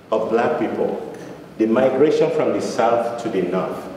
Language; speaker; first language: English; non-native, local second language; Yoruba